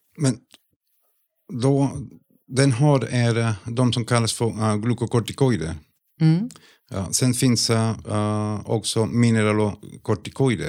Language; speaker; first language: Swedish; non-native, fluent; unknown